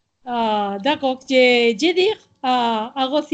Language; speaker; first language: French; non-native, learner; Catalan